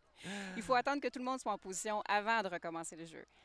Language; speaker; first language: French; native; French